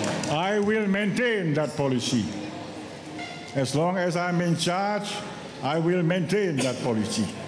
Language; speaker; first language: English; non-native, local second language; Malay